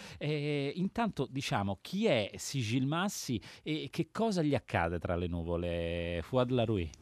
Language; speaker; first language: Italian; native; Italian